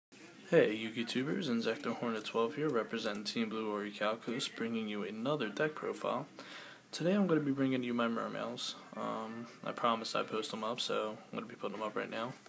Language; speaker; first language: English; native; English